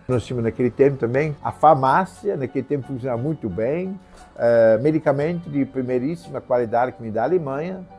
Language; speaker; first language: Portuguese; non-native, fluent; German